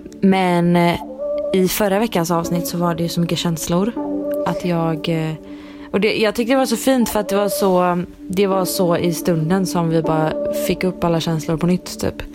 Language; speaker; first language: Swedish; native; Swedish